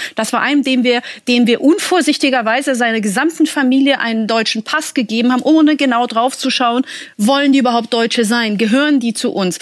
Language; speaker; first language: German; early bilingual, heritage; German